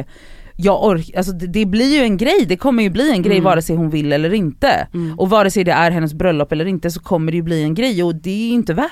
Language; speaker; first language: Swedish; native; Swedish